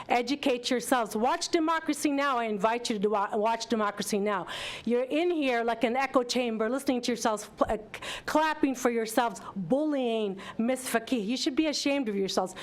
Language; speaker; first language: English; non-native, fluent; Arabic